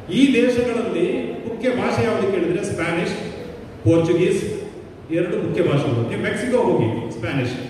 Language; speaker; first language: Kannada; native; Kannada